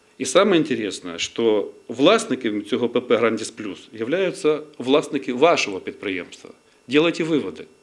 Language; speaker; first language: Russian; non-native, local second language; Ukrainian